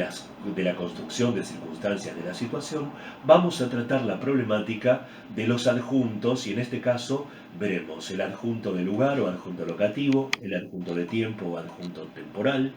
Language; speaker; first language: Spanish; native; Spanish